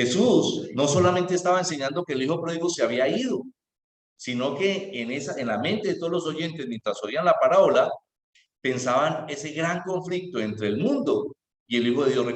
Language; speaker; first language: Spanish; native; Spanish